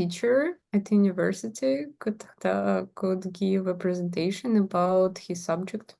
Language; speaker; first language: English; non-native, learner; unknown